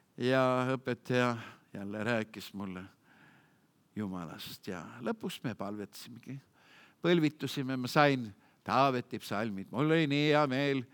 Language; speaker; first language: Estonian; native; Estonian